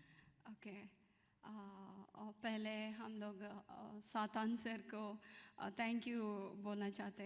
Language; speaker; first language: Hindi; non-native, local second language; Kannada